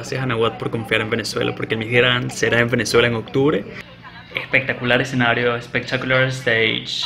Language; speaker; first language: Spanish; native; Spanish